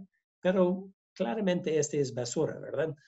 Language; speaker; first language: Spanish; non-native, learner; English